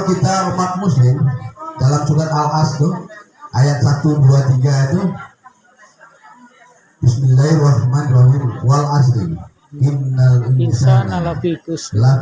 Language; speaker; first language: Indonesian; native; Indonesian